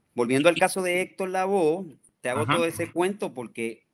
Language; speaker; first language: Spanish; native; Spanish